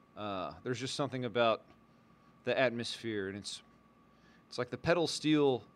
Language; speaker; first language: English; native; English